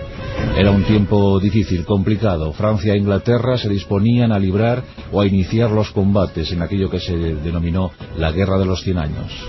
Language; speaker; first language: Spanish; native; Spanish